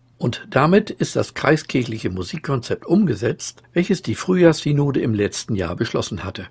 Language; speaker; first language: German; native; German